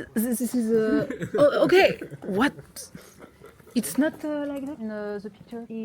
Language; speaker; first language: English; non-native, learner; French